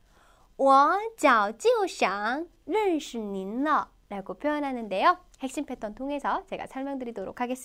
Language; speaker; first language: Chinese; non-native, fluent; Korean